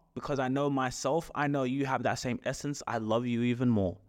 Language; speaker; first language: English; native; English